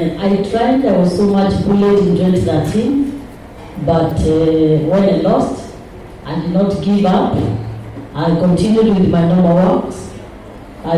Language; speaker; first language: English; non-native, local second language; Meru